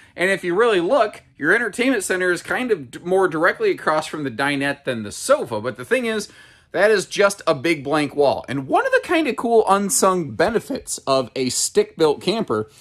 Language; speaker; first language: English; native; English